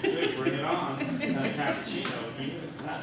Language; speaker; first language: English; native; English